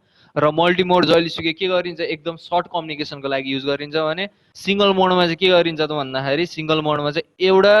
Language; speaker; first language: Nepali; native; Nepali